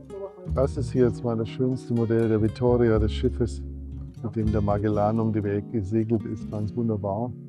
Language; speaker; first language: German; native; German